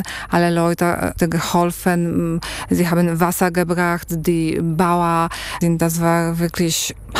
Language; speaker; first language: German; non-native, learner; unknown